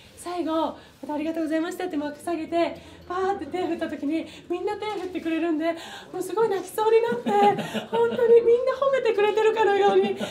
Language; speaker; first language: Japanese; native; Japanese